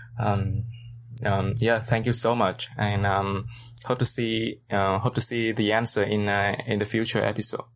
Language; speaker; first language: English; non-native, learner; Vietnamese